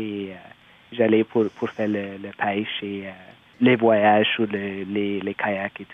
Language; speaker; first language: French; non-native, local second language; English